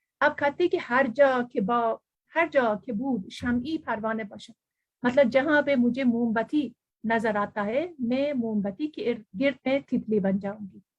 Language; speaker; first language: Urdu; non-native, fluent; Persian